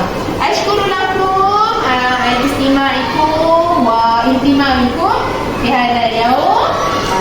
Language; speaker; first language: Arabic; non-native, learner; Malay